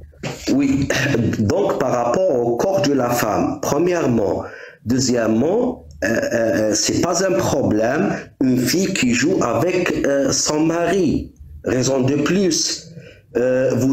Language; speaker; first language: French; non-native, local second language; Arabic